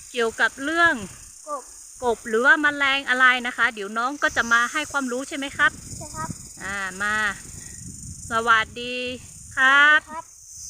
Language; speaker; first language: Thai; native; Thai